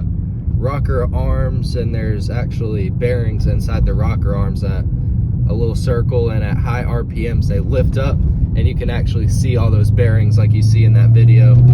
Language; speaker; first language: English; native; English